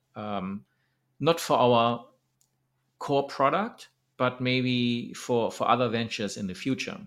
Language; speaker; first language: English; non-native, fluent; German